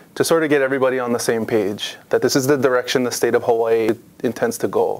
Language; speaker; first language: English; native; English